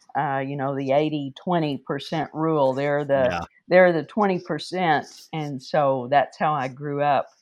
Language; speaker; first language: English; native; English